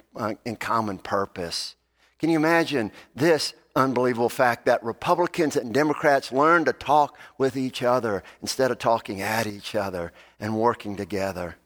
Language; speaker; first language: English; native; English